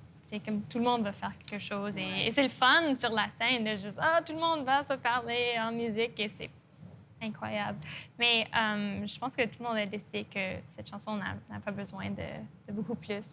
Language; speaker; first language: French; non-native, local second language; English